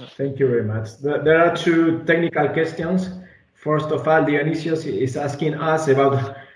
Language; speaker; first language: English; non-native, fluent; Spanish